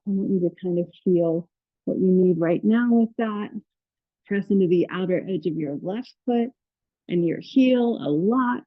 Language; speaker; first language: English; native; English